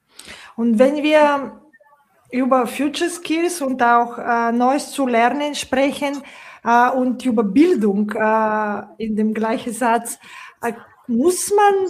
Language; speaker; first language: German; non-native, fluent; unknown